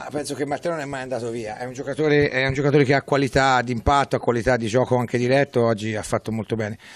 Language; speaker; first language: Italian; native; Italian